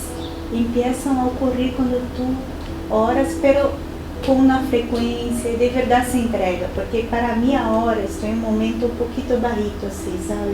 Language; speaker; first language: Spanish; non-native, fluent; Portuguese